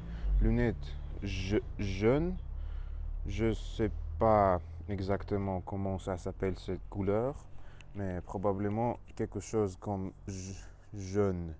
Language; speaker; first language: French; non-native, learner; Russian